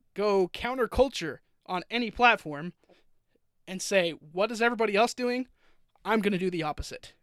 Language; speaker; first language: English; native; English